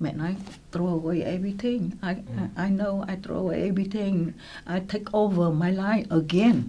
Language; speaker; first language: English; non-native, local second language; Vietnamese